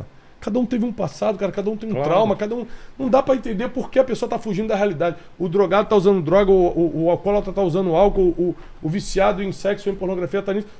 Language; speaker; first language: Portuguese; native; Portuguese